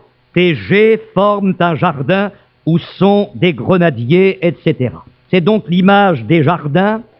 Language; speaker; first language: French; native; French